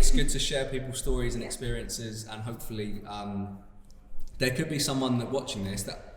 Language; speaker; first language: English; native; English